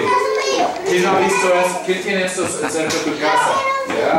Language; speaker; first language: Spanish; non-native, fluent; English